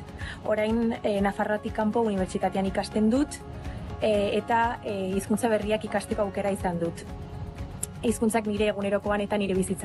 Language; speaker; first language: Basque; non-native, local second language; Spanish